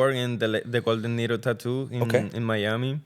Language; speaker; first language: English; non-native, learner; Spanish